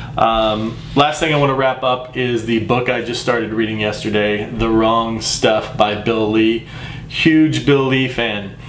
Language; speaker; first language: English; native; English